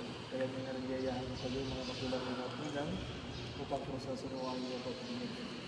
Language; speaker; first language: Filipino; native; Filipino